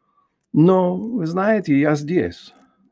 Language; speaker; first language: Russian; non-native, learner; English